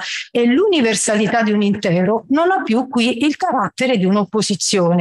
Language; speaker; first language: Italian; native; Italian